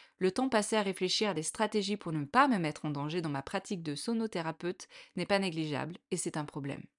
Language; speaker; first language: French; native; French